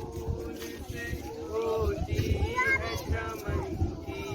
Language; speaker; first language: Hindi; native; Hindi